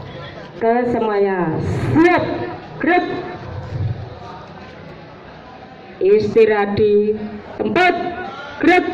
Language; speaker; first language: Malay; non-native, local second language; Javanese